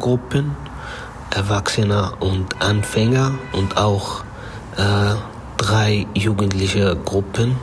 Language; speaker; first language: German; non-native, learner; Arabic